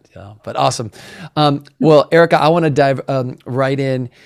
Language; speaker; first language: English; native; English